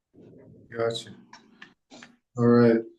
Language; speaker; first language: English; non-native, fluent; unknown